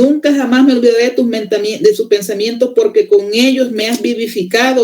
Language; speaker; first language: Spanish; native; Spanish